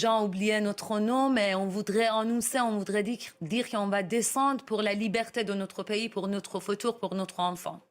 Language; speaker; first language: French; non-native, learner; Persian